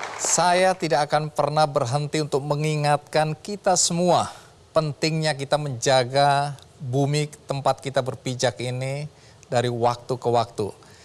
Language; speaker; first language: Indonesian; native; Indonesian